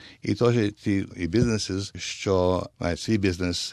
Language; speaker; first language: Ukrainian; early bilingual, heritage; Ukrainian